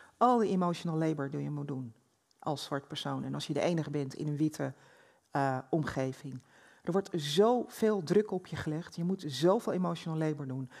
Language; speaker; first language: Dutch; native; Dutch